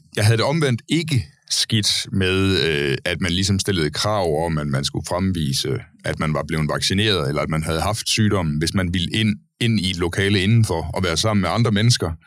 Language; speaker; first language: Danish; native; Danish